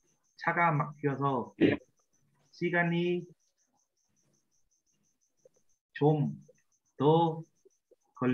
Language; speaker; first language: Korean; non-native, fluent; Vietnamese